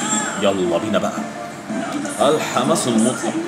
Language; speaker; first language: Arabic; native; Arabic